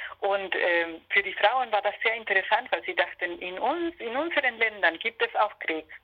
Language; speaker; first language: German; non-native, fluent; Spanish